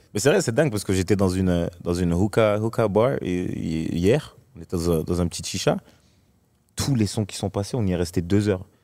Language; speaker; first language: French; native; French